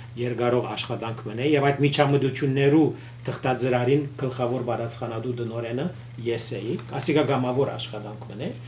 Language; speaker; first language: Armenian; early bilingual, heritage; Armenian